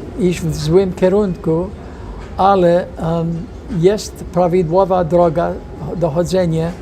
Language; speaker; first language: Polish; non-native, fluent; English